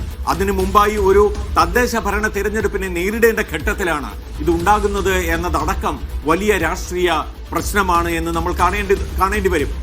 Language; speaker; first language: Malayalam; native; Malayalam